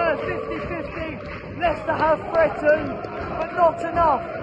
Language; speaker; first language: English; native; English